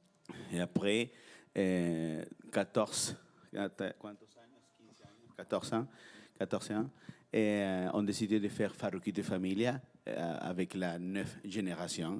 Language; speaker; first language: French; non-native, fluent; Spanish